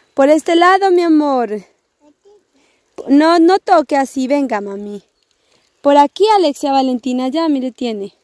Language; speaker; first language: Spanish; native; Spanish